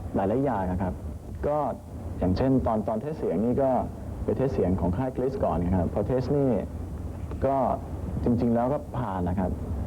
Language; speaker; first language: Thai; early bilingual, heritage; Danish